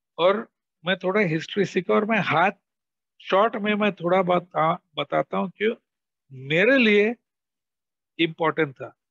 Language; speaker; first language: Hindi; non-native, local second language; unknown